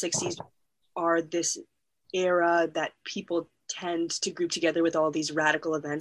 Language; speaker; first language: English; native; English